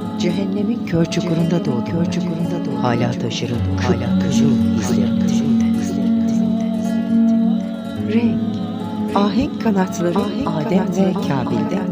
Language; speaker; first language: Turkish; native; Turkish